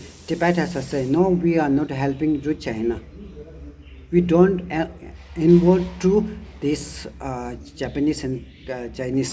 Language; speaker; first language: English; non-native, learner; Tibetan